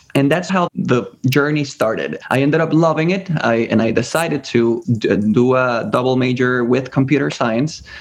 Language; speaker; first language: English; early bilingual, other home language; Spanish